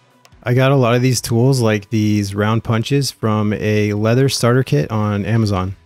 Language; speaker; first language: English; native; English